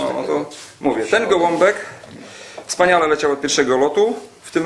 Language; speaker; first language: Polish; native; Polish